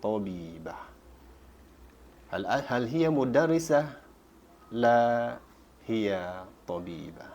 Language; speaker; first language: Arabic; non-native, fluent; Indonesian